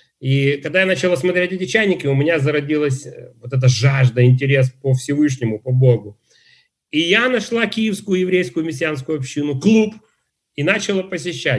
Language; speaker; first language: Russian; native; Russian